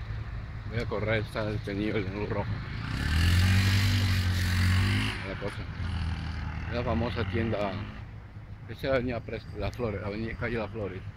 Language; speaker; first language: Spanish; native; Spanish